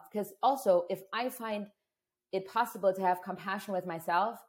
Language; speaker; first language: English; non-native, fluent; German